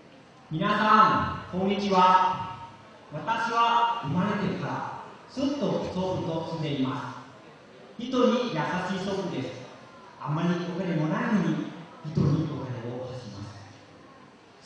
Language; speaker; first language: Japanese; non-native, learner; Lao